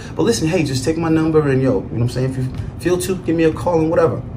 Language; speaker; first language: English; native; English